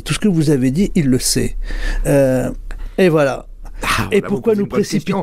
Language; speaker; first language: French; native; French